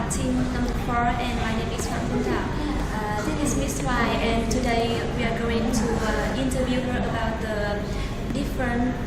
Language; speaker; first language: English; non-native, learner; Vietnamese